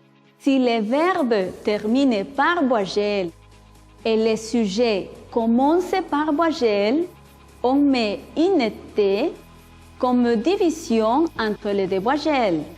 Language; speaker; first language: French; non-native, fluent; Spanish